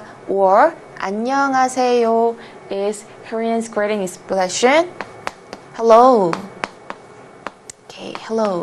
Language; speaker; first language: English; non-native, fluent; Korean